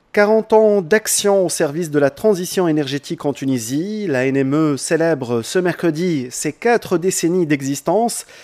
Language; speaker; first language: French; non-native, local second language; Arabic